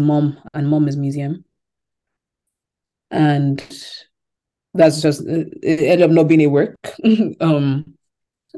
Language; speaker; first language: English; non-native, local second language; Yoruba